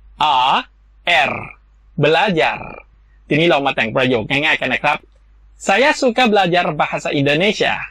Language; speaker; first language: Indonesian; non-native, fluent; Thai